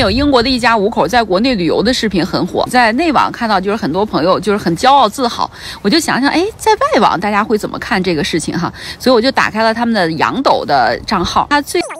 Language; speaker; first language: Chinese; native; Chinese